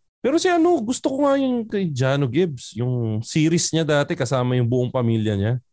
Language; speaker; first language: Filipino; native; Filipino